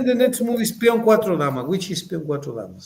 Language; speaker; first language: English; non-native, fluent; Spanish